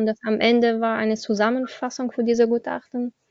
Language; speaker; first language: German; non-native, learner; Arabic